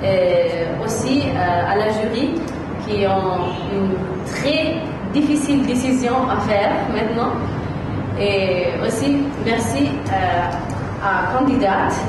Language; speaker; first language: French; non-native, fluent; German